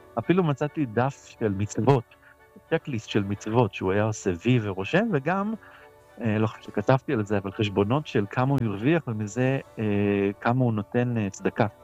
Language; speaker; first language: Hebrew; native; Hebrew